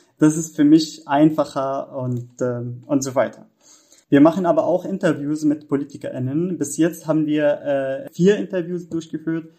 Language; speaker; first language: German; non-native, fluent; Arabic